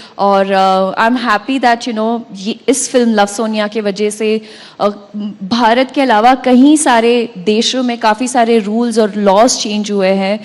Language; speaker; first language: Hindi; non-native, local second language; Marathi